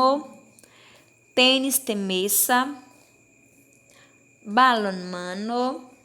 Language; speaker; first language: Spanish; non-native, fluent; Portuguese